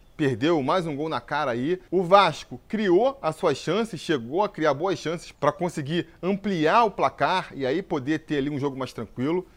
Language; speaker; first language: Portuguese; native; Portuguese